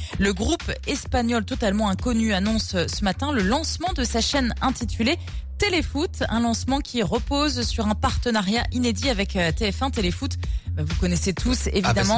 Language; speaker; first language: French; native; French